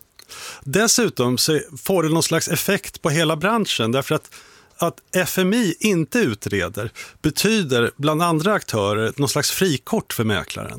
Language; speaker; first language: Swedish; native; Swedish